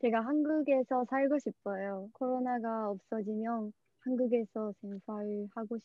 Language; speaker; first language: Korean; non-native, learner; Japanese